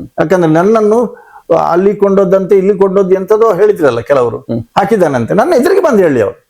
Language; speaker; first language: Kannada; non-native, local second language; Tulu